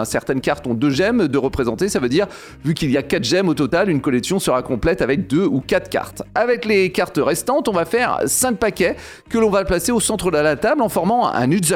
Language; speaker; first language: French; native; French